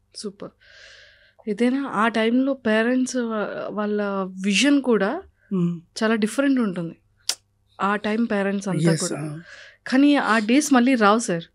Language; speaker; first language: Telugu; native; Telugu